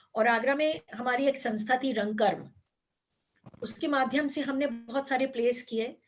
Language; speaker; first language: Hindi; native; Hindi